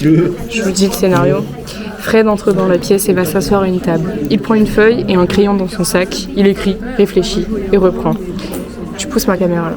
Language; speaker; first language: French; native; French